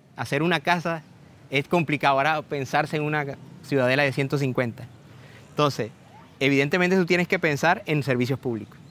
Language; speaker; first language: Spanish; native; Spanish